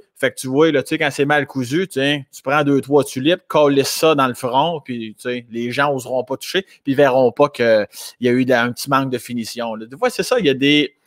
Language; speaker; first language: French; native; French